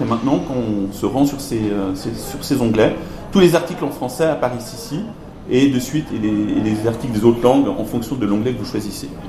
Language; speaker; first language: French; native; French